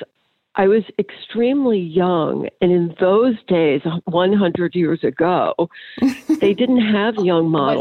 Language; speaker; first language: English; native; English